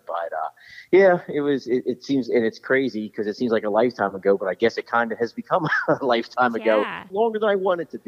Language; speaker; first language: English; native; English